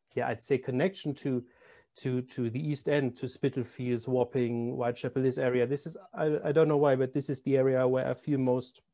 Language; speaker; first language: English; non-native, fluent; German